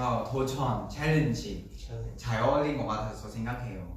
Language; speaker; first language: Korean; non-native, fluent; Vietnamese